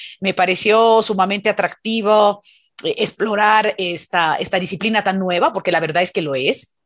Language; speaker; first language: Spanish; non-native, fluent; Italian